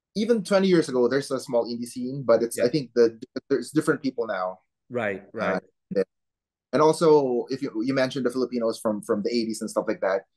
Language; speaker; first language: English; non-native, local second language; Filipino